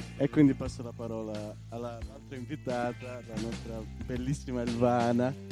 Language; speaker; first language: Italian; non-native, fluent; Albanian